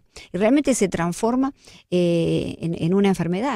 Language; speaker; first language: Spanish; native; Spanish